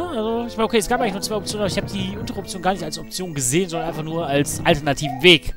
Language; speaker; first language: German; native; German